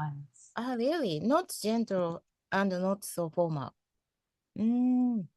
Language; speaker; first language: English; non-native, fluent; Japanese